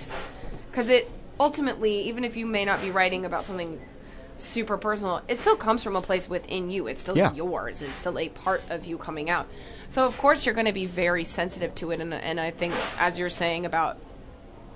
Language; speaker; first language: English; native; English